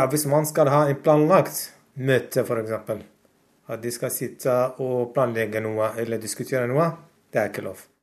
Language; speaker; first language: Norwegian; non-native, fluent; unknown